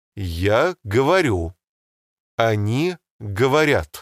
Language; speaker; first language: Russian; non-native, learner; English